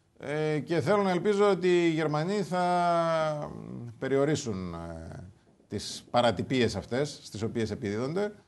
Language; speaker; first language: Greek; native; Greek